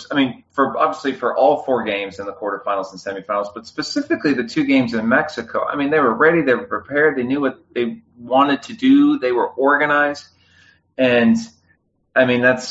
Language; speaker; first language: English; native; English